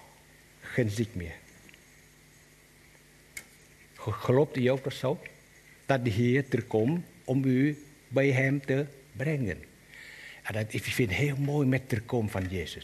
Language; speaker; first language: Dutch; non-native, learner; Vietnamese